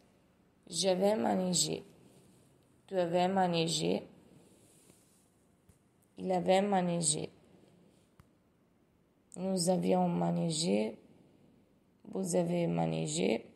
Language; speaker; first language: French; non-native, learner; Italian